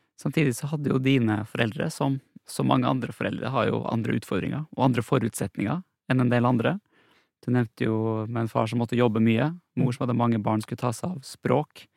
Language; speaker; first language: Norwegian; native; Norwegian